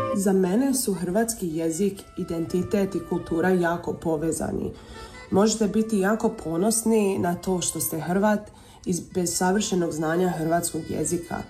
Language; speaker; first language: Croatian; early bilingual, heritage; Croatian